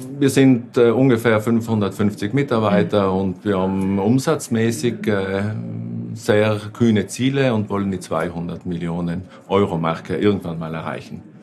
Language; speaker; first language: German; native; German